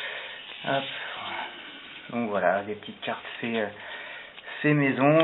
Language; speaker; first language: French; native; French